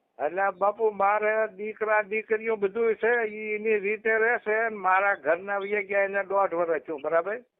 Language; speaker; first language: Gujarati; native; Gujarati